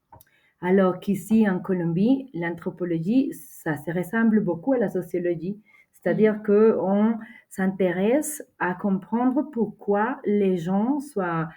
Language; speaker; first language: French; non-native, fluent; Spanish